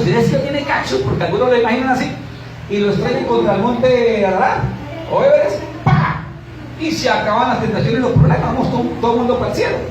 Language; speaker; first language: Spanish; native; Spanish